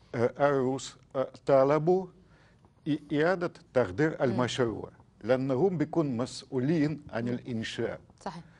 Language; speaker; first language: Arabic; non-native, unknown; Russian